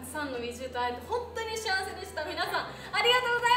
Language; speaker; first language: Japanese; native; Japanese